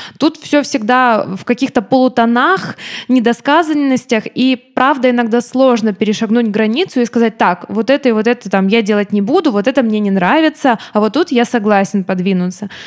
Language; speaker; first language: Russian; native; Russian